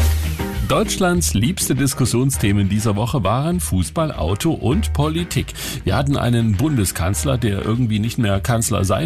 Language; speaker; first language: German; native; German